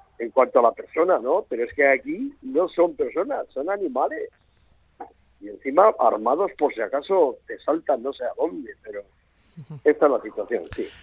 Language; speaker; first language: Spanish; native; Spanish